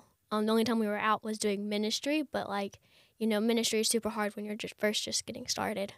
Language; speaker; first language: English; native; English